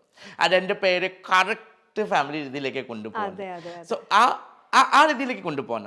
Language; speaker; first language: Malayalam; non-native, fluent; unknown